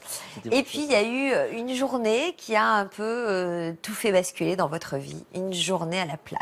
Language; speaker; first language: French; native; French